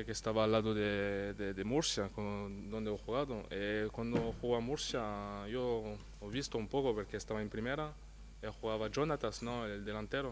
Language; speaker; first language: Spanish; non-native, fluent; French